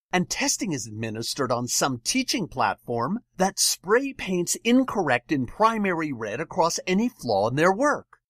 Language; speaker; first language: English; native; English